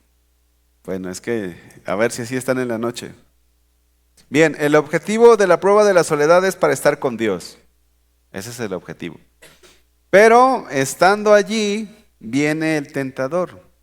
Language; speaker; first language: Spanish; native; Spanish